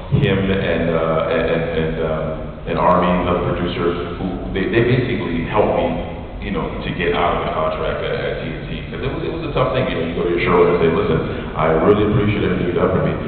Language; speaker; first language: English; native; English